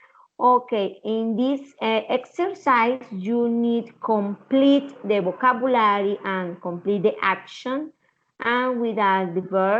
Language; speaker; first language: English; non-native, learner; Spanish